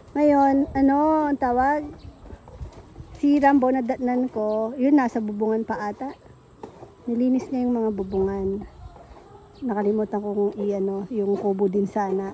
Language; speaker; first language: Filipino; non-native, local second language; Pampanga